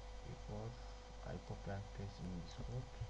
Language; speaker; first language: English; non-native, learner; Turkish